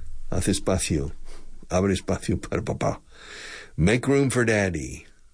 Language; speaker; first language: Spanish; non-native, fluent; English